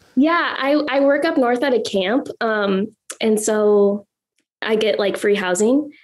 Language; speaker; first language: English; native; English